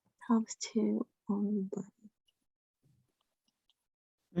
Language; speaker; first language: English; non-native, learner; Chinese